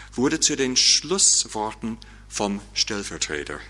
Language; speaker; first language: German; non-native, fluent; English